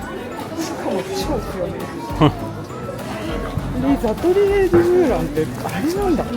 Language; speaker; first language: Japanese; native; Japanese